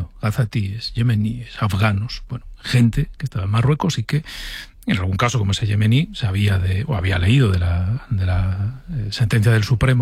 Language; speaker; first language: Spanish; native; Spanish